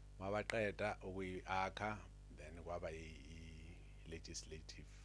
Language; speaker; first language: Zulu; non-native, local second language; Xhosa